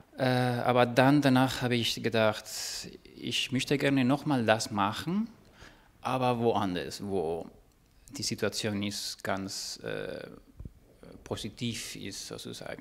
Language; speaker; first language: German; non-native, fluent; Spanish